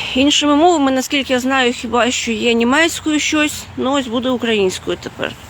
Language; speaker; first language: Ukrainian; non-native, fluent; Lithuanian